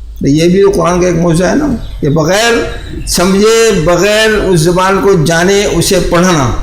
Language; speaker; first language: Urdu; native; Urdu